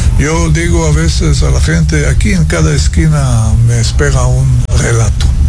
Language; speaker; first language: Spanish; non-native, fluent; Hebrew